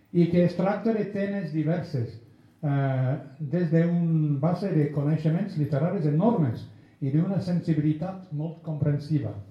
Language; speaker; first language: Catalan; non-native, fluent; English